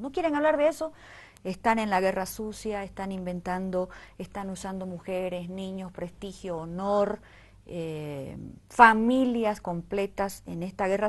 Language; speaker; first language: Spanish; native; Spanish